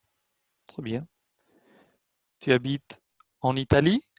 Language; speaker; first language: French; non-native, fluent; Albanian